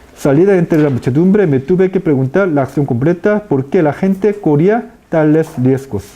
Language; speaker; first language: Spanish; non-native, fluent; Korean